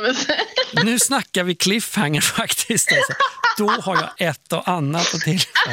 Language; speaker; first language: Swedish; native; Swedish